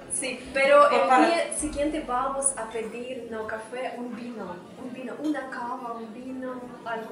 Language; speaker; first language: Spanish; non-native, fluent; Russian